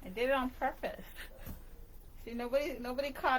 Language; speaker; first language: English; native; English